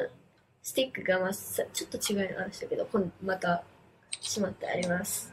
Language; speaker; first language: Japanese; early bilingual, heritage; Japanese